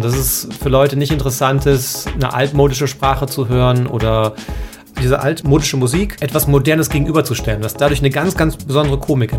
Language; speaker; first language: German; native; German